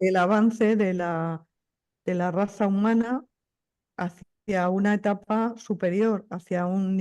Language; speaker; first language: Spanish; native; Spanish